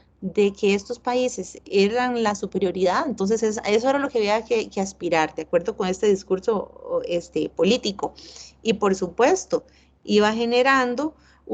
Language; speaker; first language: Spanish; native; Spanish